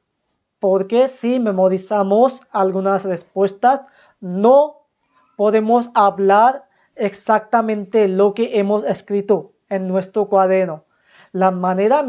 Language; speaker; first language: Spanish; non-native, fluent; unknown